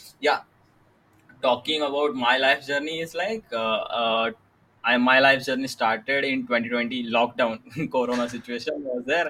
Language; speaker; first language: English; non-native, local second language; Marathi